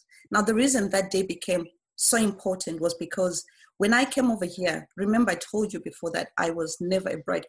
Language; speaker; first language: English; non-native, local second language; Shona